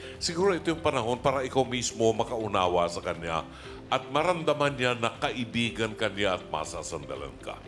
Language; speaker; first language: Filipino; native; Filipino